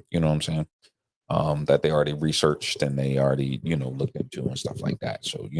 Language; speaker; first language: English; native; English